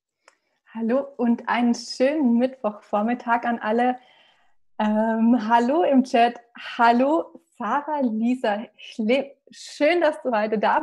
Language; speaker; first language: German; native; German